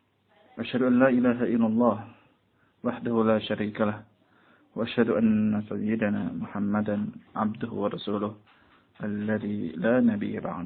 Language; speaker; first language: Arabic; non-native, fluent; Indonesian